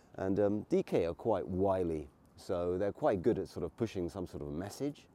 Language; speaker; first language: English; native; English